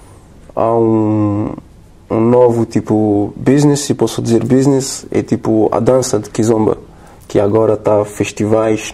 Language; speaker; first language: Portuguese; non-native, learner; French